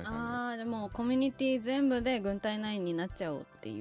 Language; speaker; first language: Japanese; native; Japanese